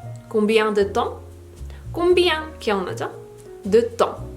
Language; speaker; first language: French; non-native, fluent; Korean